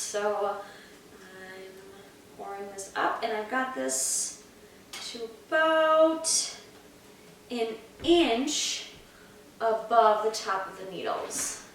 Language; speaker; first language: English; native; English